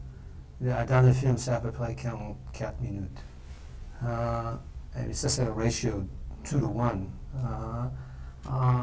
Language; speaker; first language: French; non-native, fluent; English